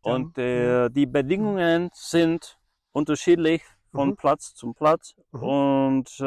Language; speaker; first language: German; non-native, fluent; Czech